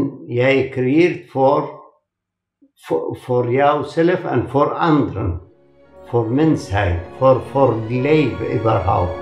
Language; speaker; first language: Dutch; non-native, fluent; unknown